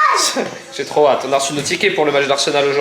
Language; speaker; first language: French; native; French